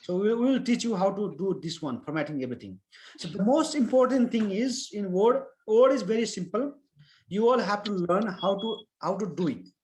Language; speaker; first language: English; non-native, local second language; Nepali